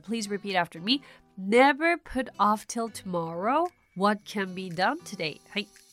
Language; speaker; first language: English; non-native, fluent; Japanese